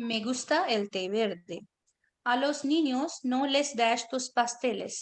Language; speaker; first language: Spanish; non-native, fluent; Hindi